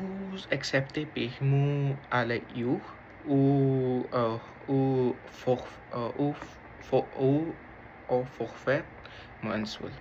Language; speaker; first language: French; non-native, learner; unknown